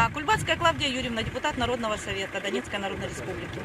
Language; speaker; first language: Russian; native; Russian